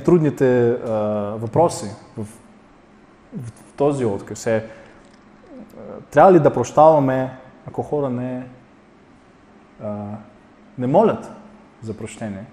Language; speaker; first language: Bulgarian; non-native, fluent; Russian